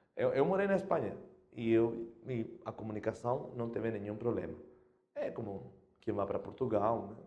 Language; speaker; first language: Portuguese; non-native, fluent; Spanish